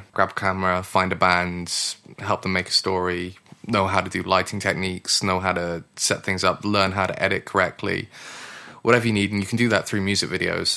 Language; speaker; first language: English; native; English